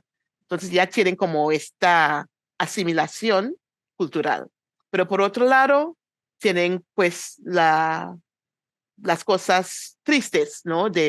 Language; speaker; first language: Spanish; non-native, fluent; English